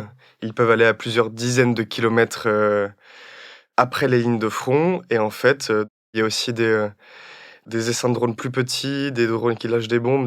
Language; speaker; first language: French; native; French